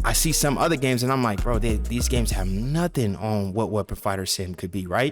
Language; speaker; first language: English; native; English